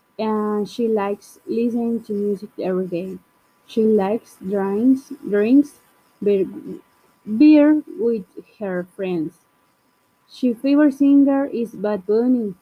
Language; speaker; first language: English; non-native, learner; Spanish